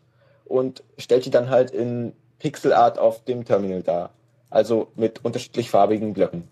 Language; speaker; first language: German; native; German